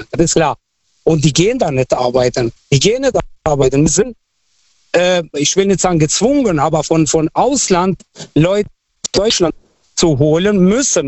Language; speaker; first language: German; non-native, fluent; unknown